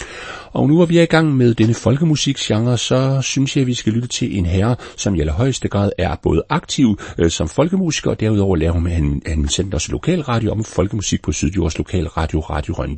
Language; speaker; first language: Danish; native; Danish